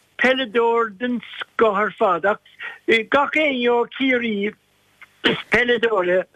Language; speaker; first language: Irish; native; Irish